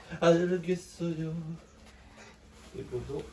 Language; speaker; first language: Korean; non-native, learner; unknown